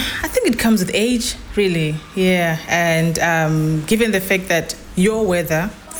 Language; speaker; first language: English; non-native, local second language; Shona